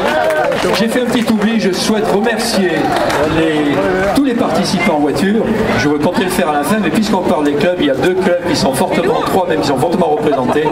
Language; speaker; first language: French; native; French